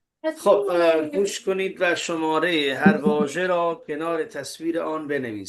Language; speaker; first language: Persian; non-native, fluent; Hindi